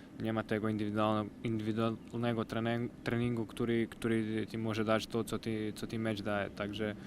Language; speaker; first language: Polish; non-native, learner; Croatian